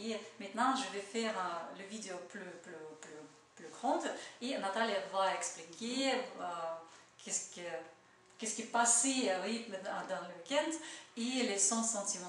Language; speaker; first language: French; non-native, learner; Russian